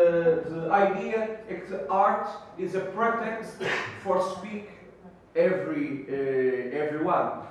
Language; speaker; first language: English; non-native, learner; Portuguese